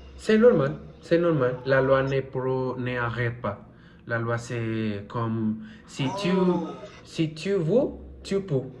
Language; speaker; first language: French; non-native, learner; Spanish